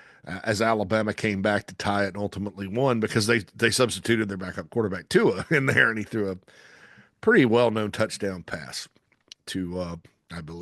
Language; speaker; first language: English; native; English